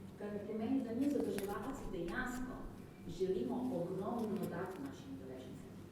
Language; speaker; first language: Slovenian; non-native, fluent; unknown